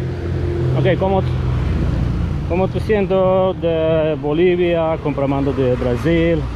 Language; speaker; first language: Spanish; non-native, learner; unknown